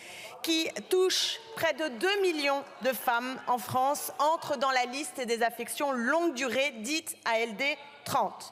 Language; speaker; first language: French; native; French